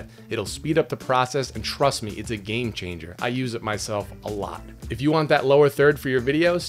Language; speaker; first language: English; native; English